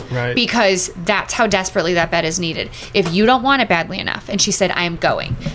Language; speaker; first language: English; native; English